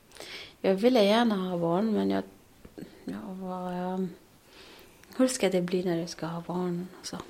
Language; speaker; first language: Swedish; non-native, learner; Arabic